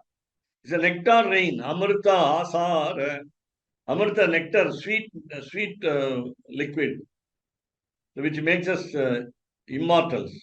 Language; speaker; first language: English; non-native, local second language; Tamil